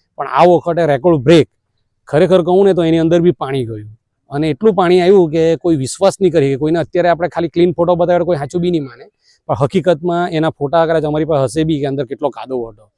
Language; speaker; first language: Gujarati; native; Gujarati